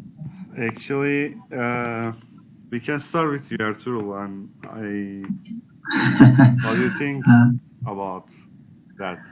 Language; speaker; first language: English; non-native, learner; Turkish